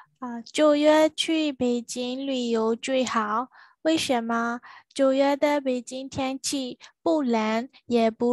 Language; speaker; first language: Chinese; non-native, learner; Burmese